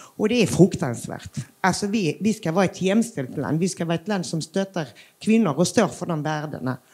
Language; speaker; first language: Swedish; early bilingual, other home language; Macedonian